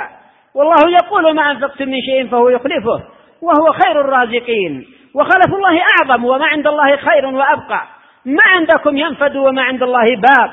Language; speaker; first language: Arabic; native; Arabic